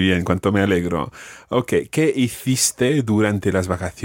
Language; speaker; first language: Spanish; non-native, fluent; English